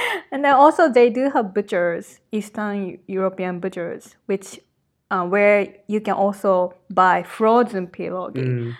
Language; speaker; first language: English; non-native, fluent; Japanese